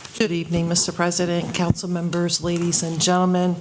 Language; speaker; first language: English; native; English